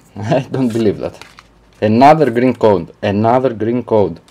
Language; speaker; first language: English; non-native, learner; Greek